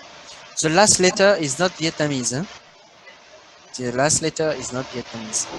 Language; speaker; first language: English; non-native, learner; French